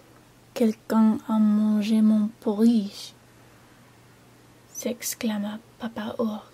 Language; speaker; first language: French; non-native, learner; English